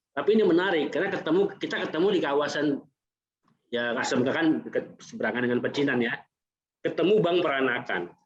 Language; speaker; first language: Indonesian; native; Indonesian